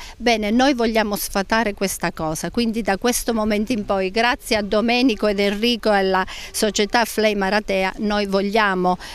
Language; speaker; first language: Italian; native; Italian